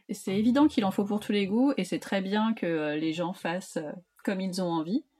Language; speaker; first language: French; native; French